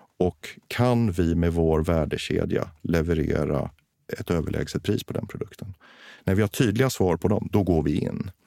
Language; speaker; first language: Swedish; native; Swedish